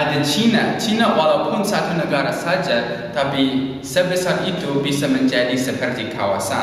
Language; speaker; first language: Indonesian; non-native, learner; English